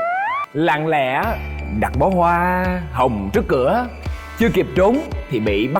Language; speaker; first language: Vietnamese; native; Vietnamese